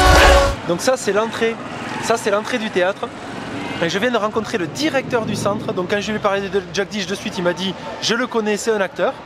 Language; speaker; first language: French; native; French